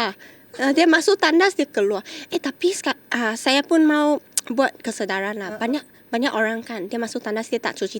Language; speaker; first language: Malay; non-native, local second language; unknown